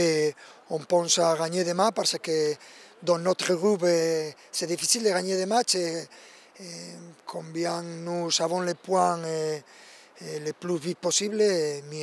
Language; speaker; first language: French; non-native, fluent; Spanish